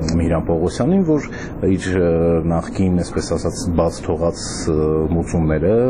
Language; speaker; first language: Armenian; native; Armenian